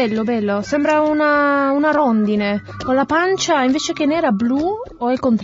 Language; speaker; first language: Italian; native; Italian